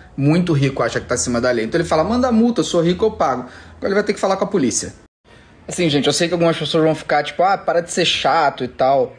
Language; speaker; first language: Portuguese; native; Portuguese